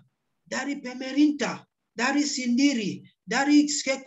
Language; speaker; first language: Indonesian; non-native, learner; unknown